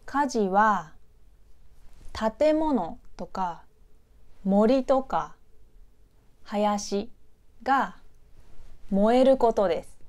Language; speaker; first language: Japanese; native; Japanese